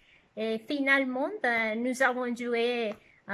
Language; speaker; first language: French; non-native, fluent; Spanish